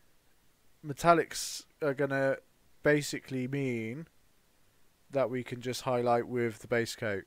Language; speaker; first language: English; native; English